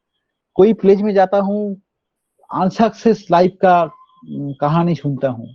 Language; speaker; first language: Hindi; non-native, local second language; Bangla